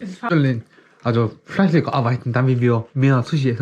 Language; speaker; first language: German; non-native, learner; Korean